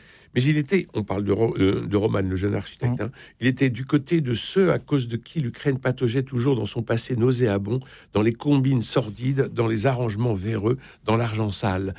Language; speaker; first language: French; native; French